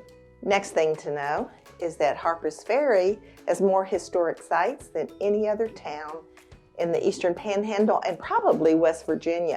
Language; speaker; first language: English; native; English